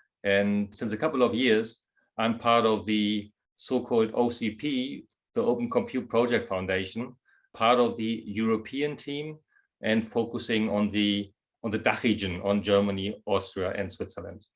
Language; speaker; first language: English; non-native, fluent; German